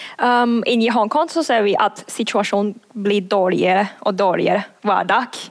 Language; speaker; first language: Norwegian; non-native, fluent; Cantonese